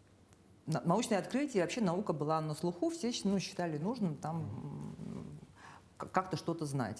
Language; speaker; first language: Russian; native; Russian